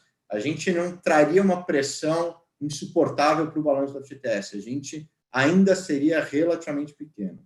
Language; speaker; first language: Portuguese; native; Portuguese